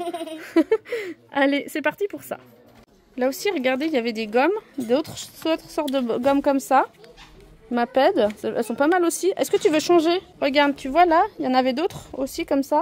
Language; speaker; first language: French; native; French